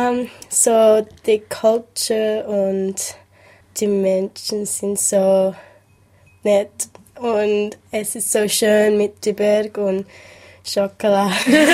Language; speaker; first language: German; non-native, learner; English